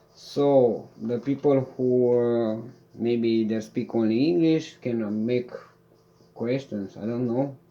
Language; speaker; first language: English; non-native, learner; Romanian